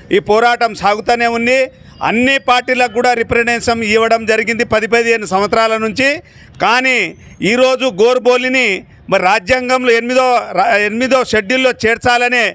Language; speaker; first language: Telugu; non-native, local second language; Lambadi